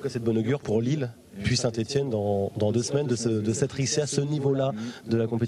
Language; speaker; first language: French; native; French